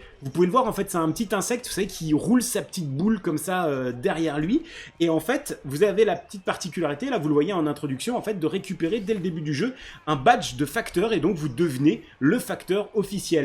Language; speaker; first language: French; native; French